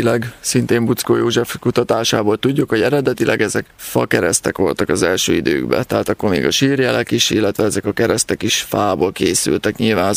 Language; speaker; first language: Hungarian; native; Hungarian